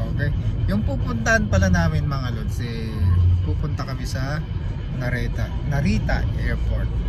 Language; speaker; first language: Filipino; native; Filipino